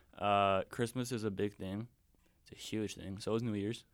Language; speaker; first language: English; early bilingual, other home language; Spanish